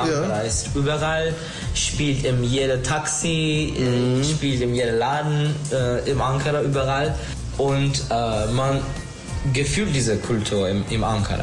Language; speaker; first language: German; non-native, learner; Turkish